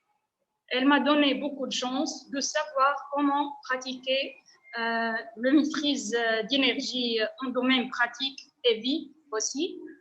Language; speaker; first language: French; non-native, local second language; Arabic